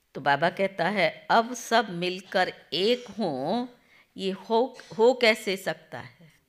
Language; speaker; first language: Hindi; non-native, local second language; Gujarati